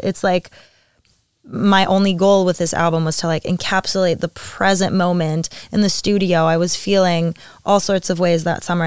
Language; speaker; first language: English; native; English